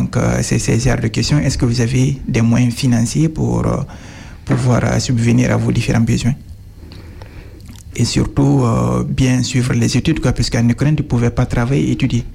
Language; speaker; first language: French; non-native, fluent; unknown